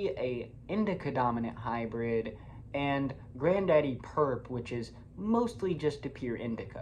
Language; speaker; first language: English; native; English